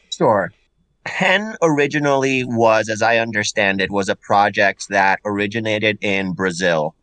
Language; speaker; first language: English; non-native, fluent; Spanish